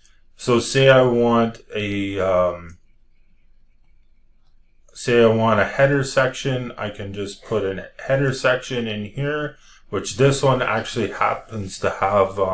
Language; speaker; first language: English; native; English